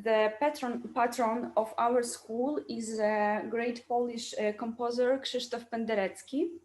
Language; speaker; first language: English; non-native, learner; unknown